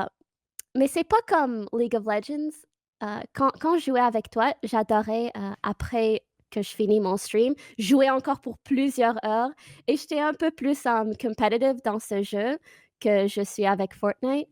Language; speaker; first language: French; non-native, fluent; English